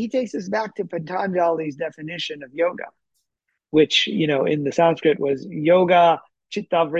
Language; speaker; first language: English; native; English